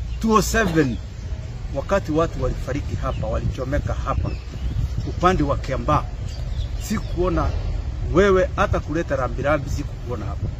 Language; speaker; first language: Swahili; non-native, local second language; Kikuyu